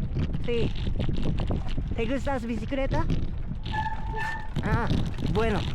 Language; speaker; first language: Spanish; non-native, learner; Japanese